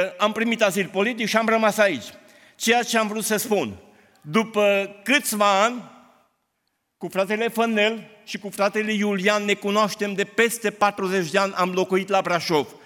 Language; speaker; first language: Romanian; non-native, local second language; Hungarian